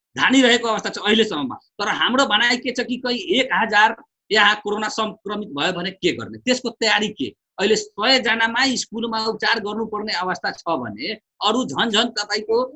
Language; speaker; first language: Nepali; non-native, local second language; Bhojpuri